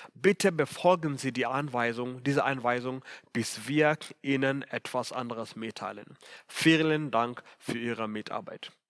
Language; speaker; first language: German; non-native, fluent; Swahili